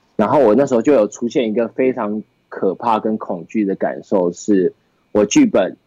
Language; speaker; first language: Chinese; native; Chinese